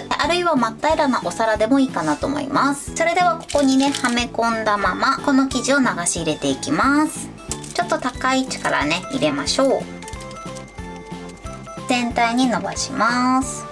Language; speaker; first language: Japanese; native; Japanese